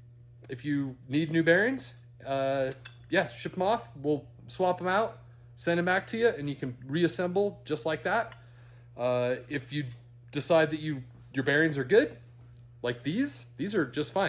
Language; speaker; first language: English; native; English